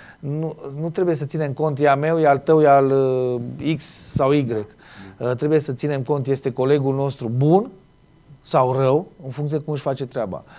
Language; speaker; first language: Romanian; native; Romanian